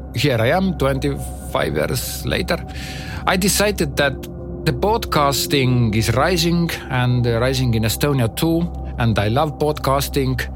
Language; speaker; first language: English; non-native, learner; Estonian